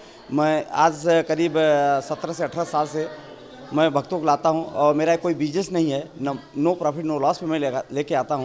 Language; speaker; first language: Hindi; native; Hindi